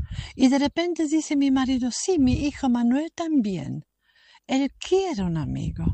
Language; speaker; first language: Spanish; non-native, fluent; German